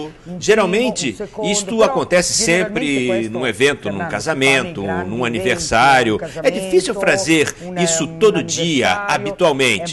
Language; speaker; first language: Portuguese; non-native, fluent; Italian